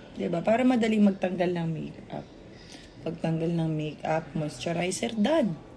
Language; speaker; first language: Filipino; native; Filipino